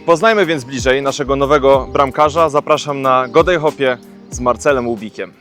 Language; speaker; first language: Polish; native; Polish